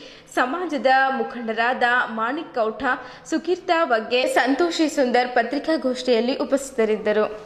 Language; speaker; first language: Kannada; native; Kannada